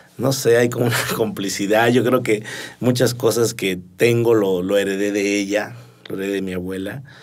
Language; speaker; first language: Spanish; native; Spanish